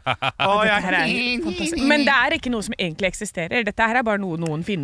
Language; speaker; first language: Norwegian; native; Norwegian